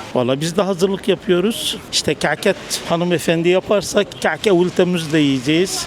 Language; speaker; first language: Turkish; non-native, local second language; Arabic